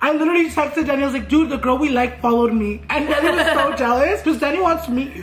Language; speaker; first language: English; early bilingual, other home language; Spanish